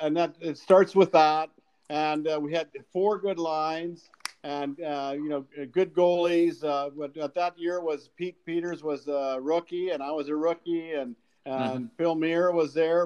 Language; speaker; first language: English; native; English